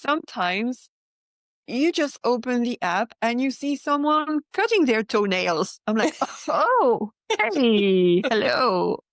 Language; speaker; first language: English; non-native, fluent; French